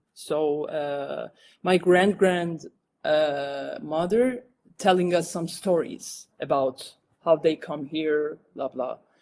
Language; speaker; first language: English; non-native, fluent; Turkish